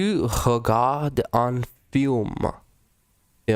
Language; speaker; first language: French; non-native, learner; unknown